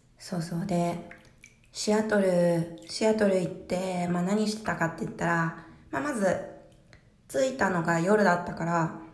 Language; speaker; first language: Japanese; early bilingual, heritage; Japanese